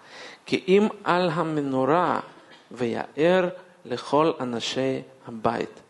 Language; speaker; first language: Hebrew; non-native, fluent; Russian